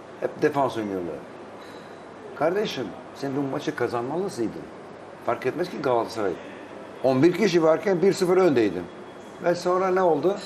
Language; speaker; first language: Turkish; non-native, fluent; Albanian